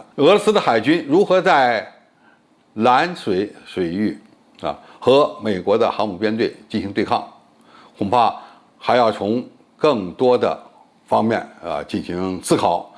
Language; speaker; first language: Chinese; native; Chinese